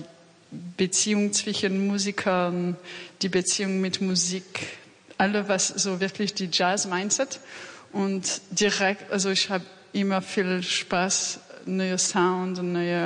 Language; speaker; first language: German; non-native, learner; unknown